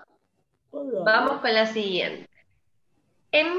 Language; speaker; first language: Spanish; native; Spanish